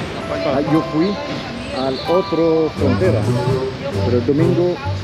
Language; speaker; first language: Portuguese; non-native, learner; English